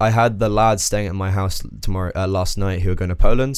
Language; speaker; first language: English; native; English